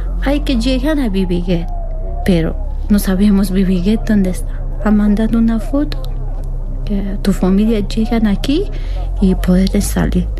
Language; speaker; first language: Spanish; non-native, learner; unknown